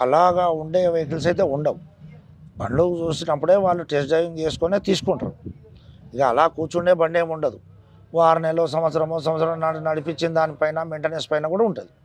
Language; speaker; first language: Telugu; non-native, local second language; Urdu